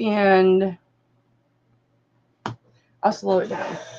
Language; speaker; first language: English; native; English